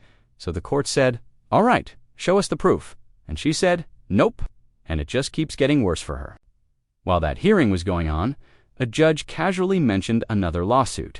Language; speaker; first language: English; native; English